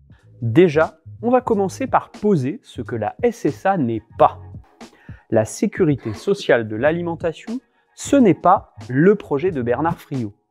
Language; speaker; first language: French; native; French